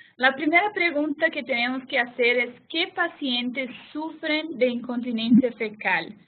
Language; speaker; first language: Spanish; non-native, fluent; Portuguese